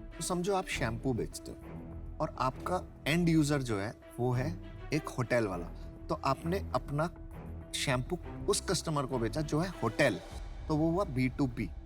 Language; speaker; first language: Hindi; native; Hindi